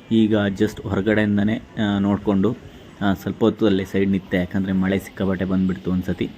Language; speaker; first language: Kannada; native; Kannada